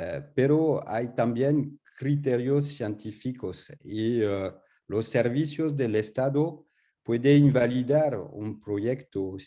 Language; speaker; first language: Spanish; non-native, learner; French